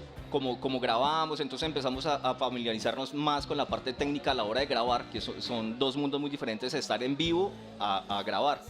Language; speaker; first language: Spanish; native; Spanish